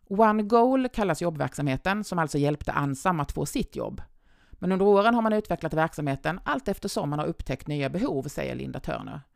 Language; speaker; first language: Swedish; native; Swedish